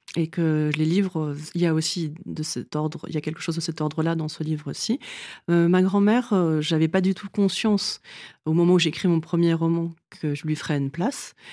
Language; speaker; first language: French; early bilingual, other home language; Vietnamese